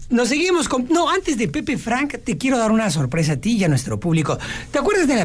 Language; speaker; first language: Spanish; native; Spanish